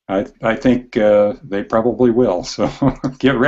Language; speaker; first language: English; native; English